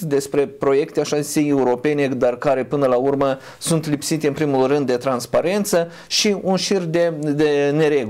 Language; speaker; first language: Romanian; native; Romanian